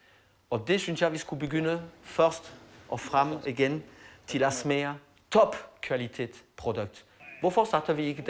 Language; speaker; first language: Danish; non-native, fluent; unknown